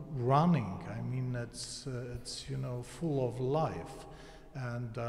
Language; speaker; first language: English; non-native, fluent; Polish